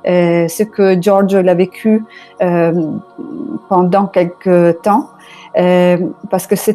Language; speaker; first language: French; non-native, fluent; Italian